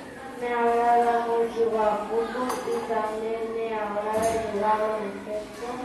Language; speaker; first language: Catalan; non-native, local second language; Spanish